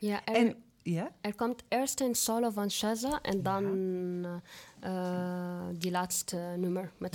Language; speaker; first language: Dutch; non-native, fluent; Arabic